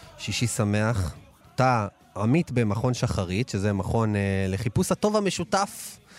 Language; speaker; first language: Hebrew; native; Hebrew